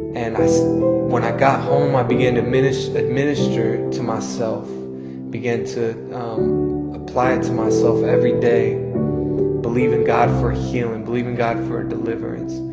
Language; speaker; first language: English; native; English